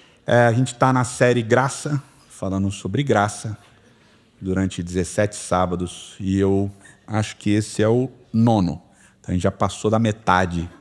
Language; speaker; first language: Portuguese; native; Portuguese